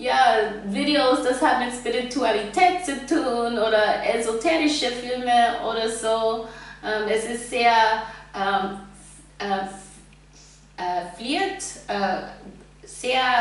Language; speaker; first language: German; non-native, fluent; English